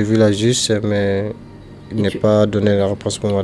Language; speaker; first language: French; non-native, learner; Bambara